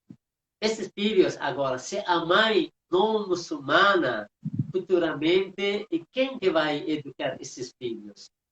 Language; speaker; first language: Portuguese; non-native, fluent; Persian